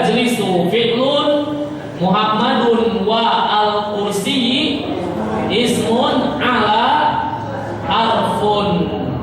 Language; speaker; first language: Arabic; non-native, fluent; Indonesian